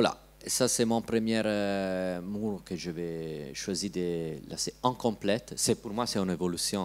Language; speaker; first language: French; non-native, learner; Italian